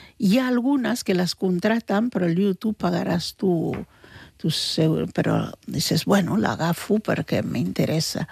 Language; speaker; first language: Catalan; non-native, fluent; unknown